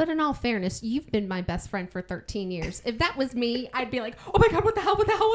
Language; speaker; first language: English; native; English